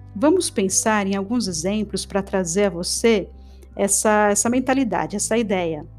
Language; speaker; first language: Portuguese; native; Portuguese